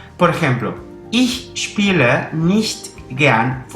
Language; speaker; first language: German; non-native, fluent; Spanish